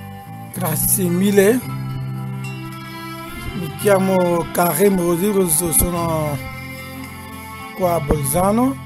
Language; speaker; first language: Italian; non-native, learner; Dyula